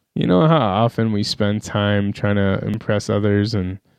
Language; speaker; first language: English; early bilingual, other home language; Persian